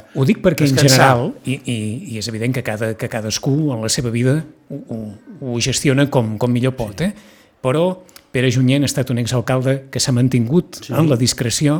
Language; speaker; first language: Catalan; native; Catalan